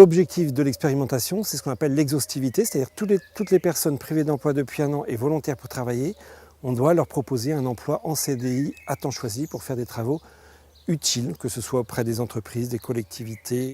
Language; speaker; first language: French; native; French